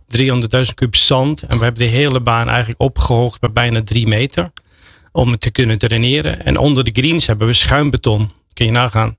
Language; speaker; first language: Dutch; non-native, fluent; English